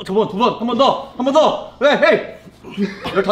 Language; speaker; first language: Korean; native; Korean